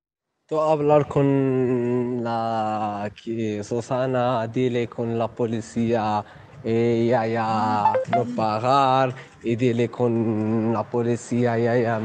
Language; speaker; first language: Spanish; non-native, learner; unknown